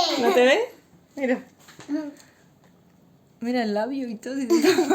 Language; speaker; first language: Spanish; native; Spanish